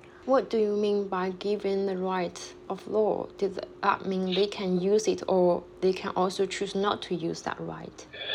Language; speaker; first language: English; non-native, fluent; Chinese